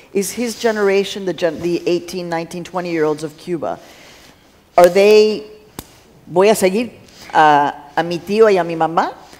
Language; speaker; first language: English; early bilingual, other home language; Spanish